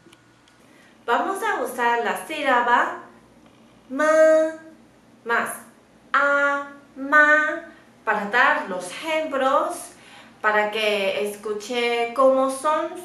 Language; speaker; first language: Spanish; non-native, fluent; Chinese